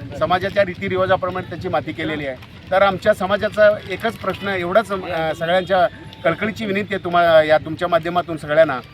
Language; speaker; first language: Marathi; non-native, local second language; Lambadi